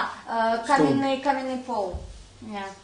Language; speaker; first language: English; non-native, learner; Russian